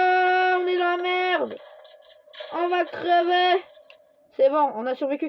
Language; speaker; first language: French; native; French